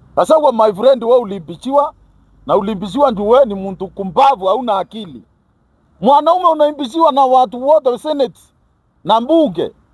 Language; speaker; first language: Swahili; non-native, local second language; Kikuyu